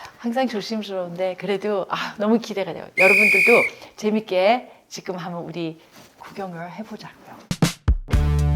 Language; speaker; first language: Korean; early bilingual, heritage; Korean